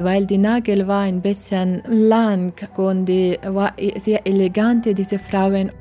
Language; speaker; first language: German; non-native, learner; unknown